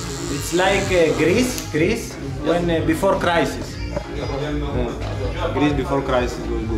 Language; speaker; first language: English; non-native, learner; Greek